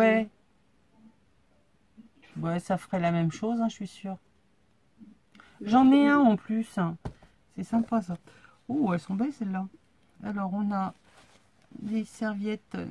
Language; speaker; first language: French; native; French